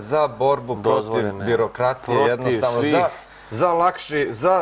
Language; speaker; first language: Croatian; native; Croatian